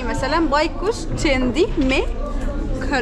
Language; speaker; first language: Turkish; non-native, learner; Arabic